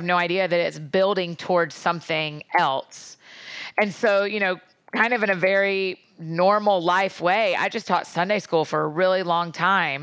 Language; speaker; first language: English; native; English